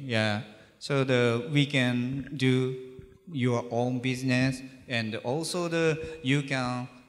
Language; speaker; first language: English; non-native, learner; Japanese